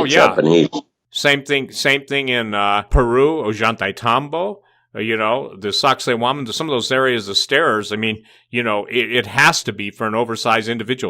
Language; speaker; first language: English; native; English